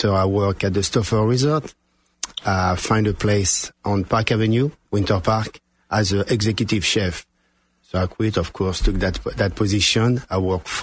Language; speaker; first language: English; non-native, fluent; French